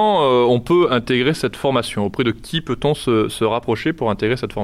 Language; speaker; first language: French; native; French